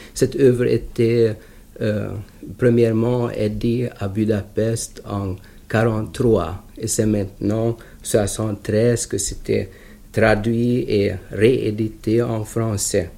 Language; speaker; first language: French; non-native, fluent; Hungarian